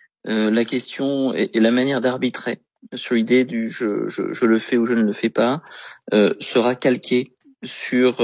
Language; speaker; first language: French; native; French